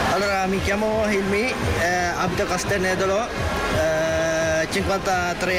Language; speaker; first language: Italian; non-native, learner; Sinhala